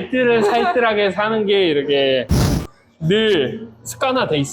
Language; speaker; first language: Korean; native; Korean